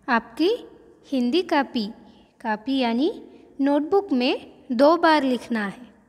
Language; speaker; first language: Hindi; non-native, local second language; Marathi